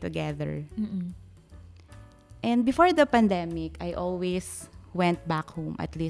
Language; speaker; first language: English; non-native, local second language; Filipino